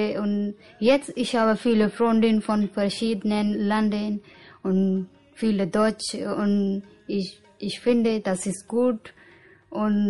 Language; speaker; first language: German; non-native, learner; Punjabi